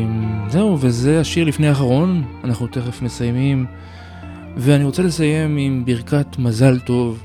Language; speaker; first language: Hebrew; native; Hebrew